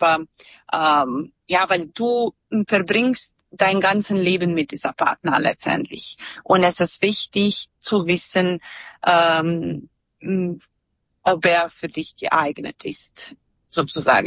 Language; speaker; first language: German; non-native, fluent; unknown